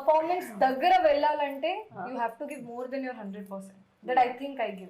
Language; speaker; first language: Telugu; non-native, fluent; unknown